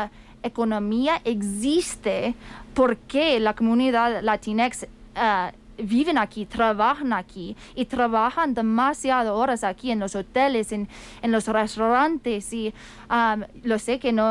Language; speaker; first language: Spanish; non-native, fluent; English